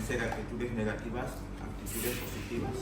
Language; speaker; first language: Spanish; native; Spanish